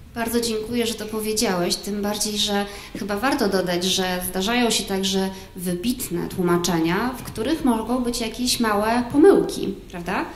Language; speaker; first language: Polish; native; Polish